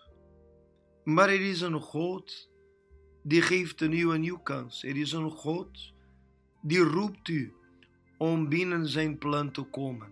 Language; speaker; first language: Dutch; non-native, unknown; Portuguese